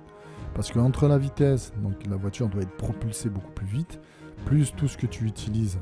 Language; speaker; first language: French; native; French